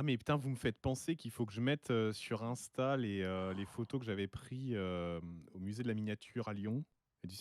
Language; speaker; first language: French; native; French